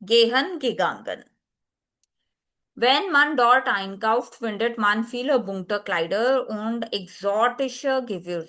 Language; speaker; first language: German; non-native, learner; Hindi